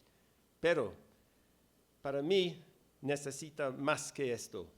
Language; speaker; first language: Spanish; non-native, fluent; English